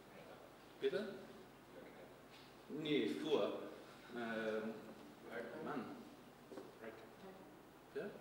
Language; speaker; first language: German; non-native, fluent; English